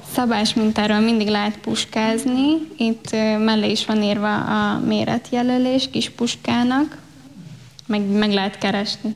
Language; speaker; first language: Hungarian; native; Hungarian